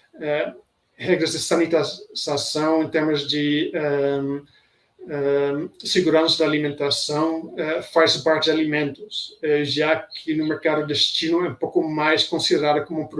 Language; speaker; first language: Portuguese; non-native, fluent; Dutch